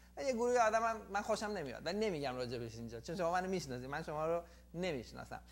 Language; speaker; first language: Persian; native; Persian